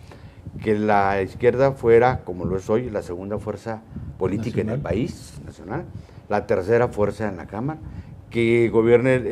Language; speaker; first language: Spanish; native; Spanish